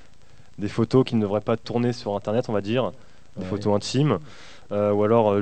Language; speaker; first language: French; native; French